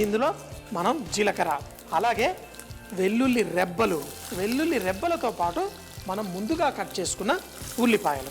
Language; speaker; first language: Telugu; native; Telugu